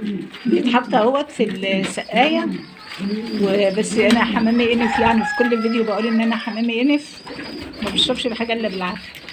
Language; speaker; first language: Arabic; native; Arabic